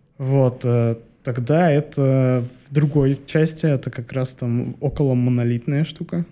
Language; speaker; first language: Russian; native; Russian